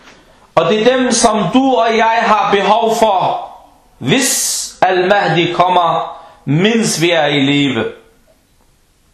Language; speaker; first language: Danish; early bilingual, other home language; Arabic